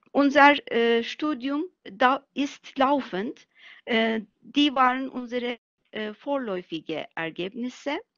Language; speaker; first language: German; non-native, fluent; Turkish